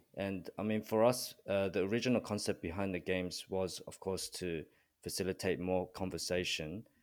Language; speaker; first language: English; early bilingual, other home language; Korean